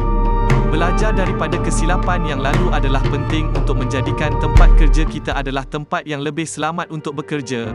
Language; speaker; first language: Malay; native; Malay